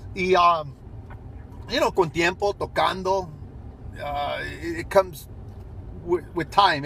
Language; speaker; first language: English; early bilingual, other home language; Spanish